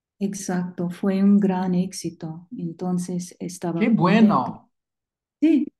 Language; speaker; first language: Spanish; non-native, learner; English